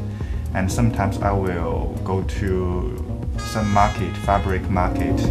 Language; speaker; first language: English; non-native, learner; Chinese